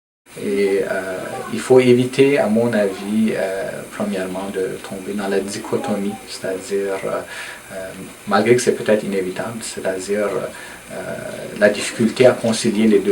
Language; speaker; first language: French; early bilingual, other home language; Turkish